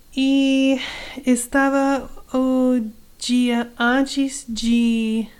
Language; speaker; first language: Portuguese; non-native, learner; English